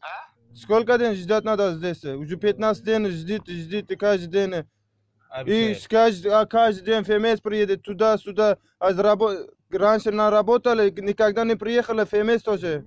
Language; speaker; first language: Russian; non-native, learner; Uzbek